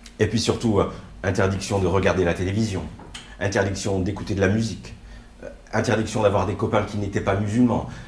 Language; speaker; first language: French; early bilingual, other home language; Riffian